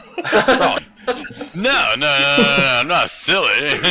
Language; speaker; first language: English; native; English